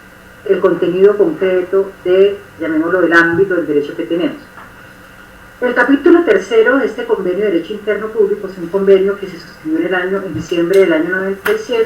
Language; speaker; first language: Spanish; native; Spanish